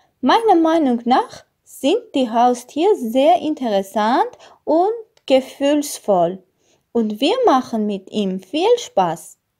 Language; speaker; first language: German; non-native, learner; Armenian